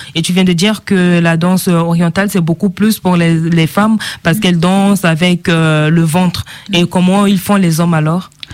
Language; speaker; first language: French; non-native, local second language; Sango